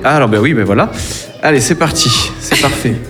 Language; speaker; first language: French; native; French